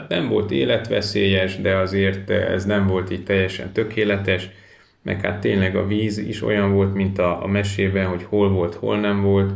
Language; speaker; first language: Hungarian; native; Hungarian